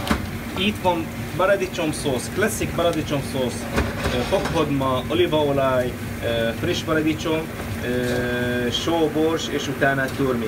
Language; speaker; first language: Hungarian; non-native, learner; Arabic